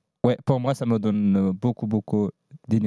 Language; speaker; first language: French; non-native, learner; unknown